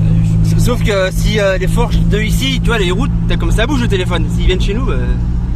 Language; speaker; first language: French; native; French